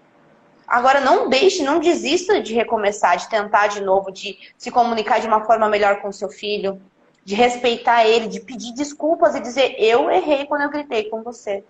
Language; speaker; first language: Portuguese; native; Portuguese